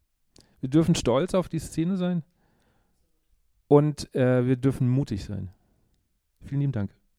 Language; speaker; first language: German; native; German